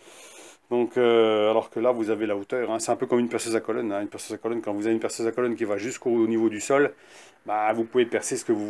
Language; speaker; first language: French; native; French